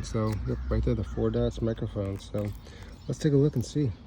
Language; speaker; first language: English; native; English